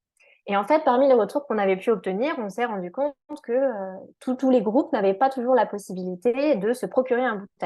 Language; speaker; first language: French; native; French